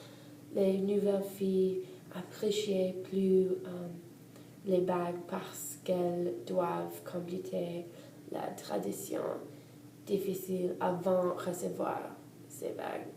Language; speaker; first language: French; non-native, learner; English